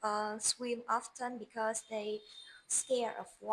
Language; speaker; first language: English; non-native, learner; Vietnamese